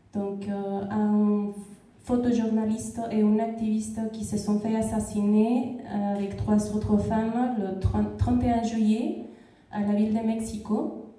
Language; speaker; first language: French; non-native, fluent; Spanish